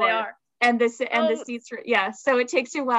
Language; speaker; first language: English; native; English